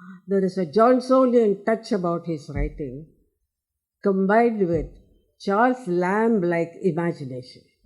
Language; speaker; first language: English; non-native, local second language; Tamil